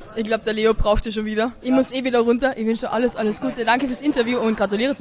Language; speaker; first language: German; native; German